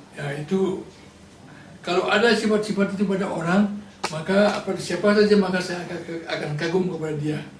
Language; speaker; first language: Indonesian; non-native, local second language; Balinese